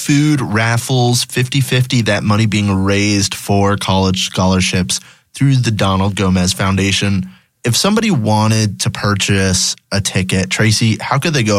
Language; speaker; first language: English; non-native, fluent; Spanish